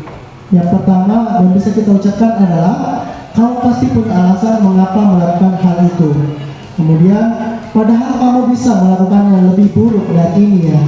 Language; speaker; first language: Indonesian; native; Indonesian